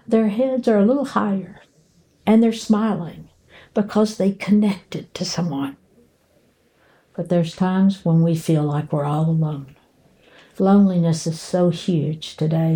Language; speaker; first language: English; native; English